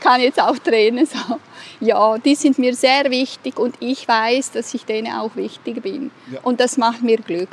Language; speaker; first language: German; non-native, fluent; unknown